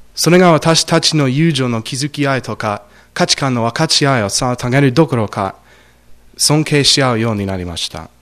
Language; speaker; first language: Japanese; non-native, fluent; English